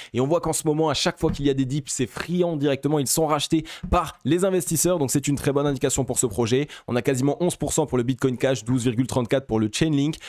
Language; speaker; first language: French; native; French